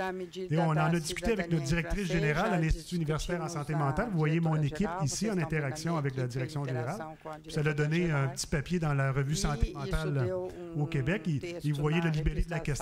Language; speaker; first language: French; native; French